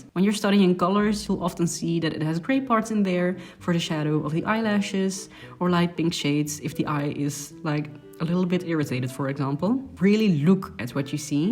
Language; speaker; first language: English; non-native, fluent; Dutch